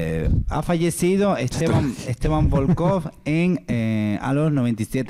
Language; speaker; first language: Spanish; native; Spanish